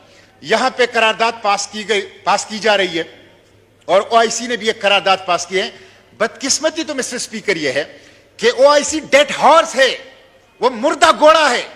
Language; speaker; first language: Urdu; non-native, local second language; Pashto